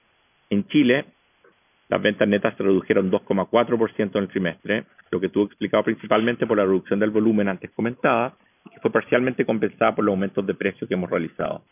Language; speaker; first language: Spanish; native; Spanish